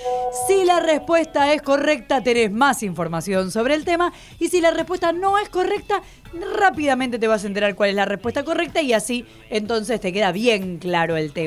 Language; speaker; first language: Spanish; native; Spanish